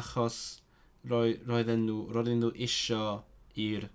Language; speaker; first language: Welsh; non-native, learner; Cantonese